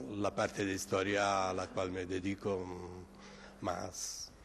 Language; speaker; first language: Spanish; non-native, fluent; Italian